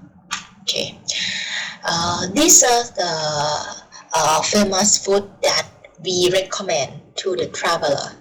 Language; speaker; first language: English; non-native, learner; Thai